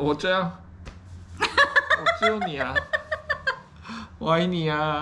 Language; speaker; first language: Chinese; non-native, learner; Korean